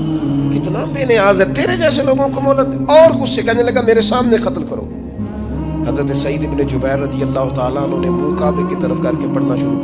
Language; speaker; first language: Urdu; non-native, local second language; Punjabi